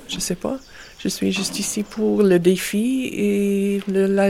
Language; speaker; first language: French; non-native, fluent; English